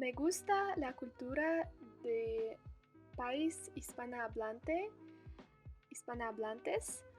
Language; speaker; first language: Spanish; non-native, learner; Russian